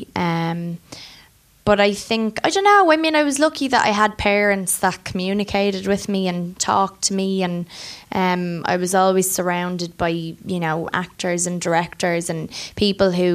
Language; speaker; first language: English; native; English